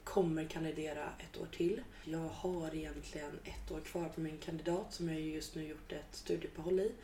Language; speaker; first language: Swedish; native; Swedish